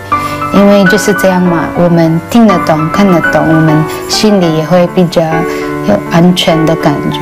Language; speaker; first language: Chinese; non-native, fluent; Cebuano